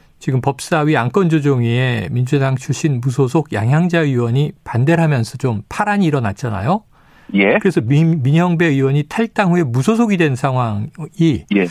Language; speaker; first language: Korean; native; Korean